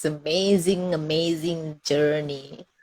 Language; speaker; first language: English; non-native, local second language; Indonesian